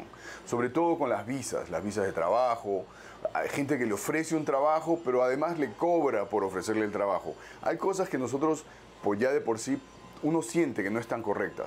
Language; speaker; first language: Spanish; native; Spanish